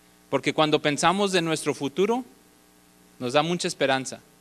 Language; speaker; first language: Spanish; early bilingual, other home language; English